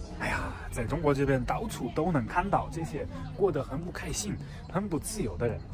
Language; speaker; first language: Chinese; non-native, fluent; German